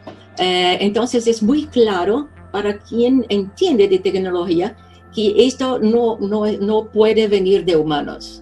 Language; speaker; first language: Spanish; non-native, fluent; Portuguese